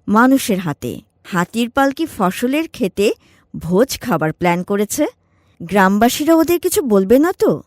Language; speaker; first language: Bangla; native; Bangla